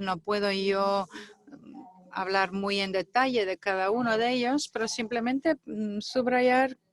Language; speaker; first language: Spanish; non-native, fluent; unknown